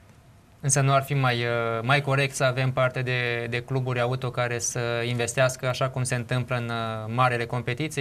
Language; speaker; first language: Romanian; native; Romanian